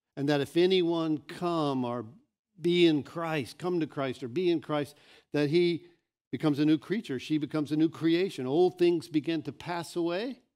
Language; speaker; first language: English; native; English